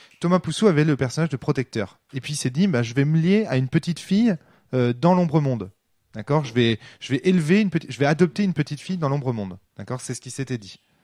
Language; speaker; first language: French; native; French